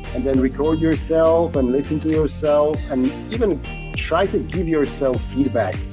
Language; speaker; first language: English; non-native, fluent; Polish